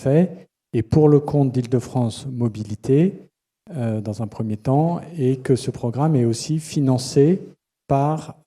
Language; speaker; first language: French; native; French